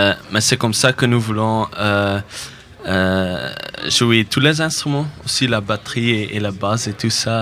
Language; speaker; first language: French; non-native, local second language; Dutch